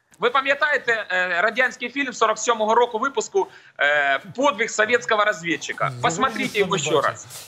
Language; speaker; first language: Ukrainian; native; Ukrainian